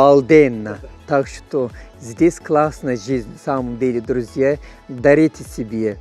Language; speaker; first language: Russian; non-native, fluent; Turkish